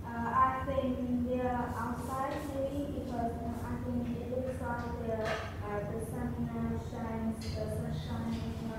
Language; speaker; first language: English; non-native, learner; Vietnamese